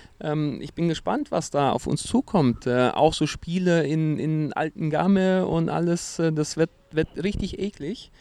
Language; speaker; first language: German; non-native, fluent; Portuguese